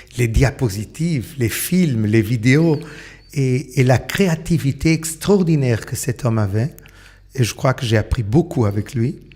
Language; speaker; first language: French; non-native, fluent; Portuguese